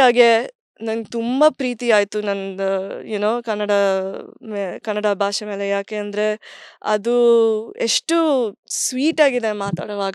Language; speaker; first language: Kannada; early bilingual, heritage; English